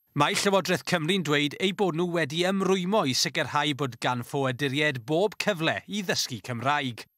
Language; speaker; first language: Welsh; native; Welsh